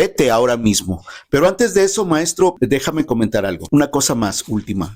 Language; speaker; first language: Spanish; native; Spanish